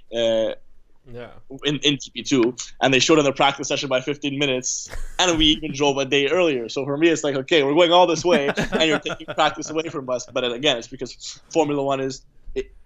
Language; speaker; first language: English; native; English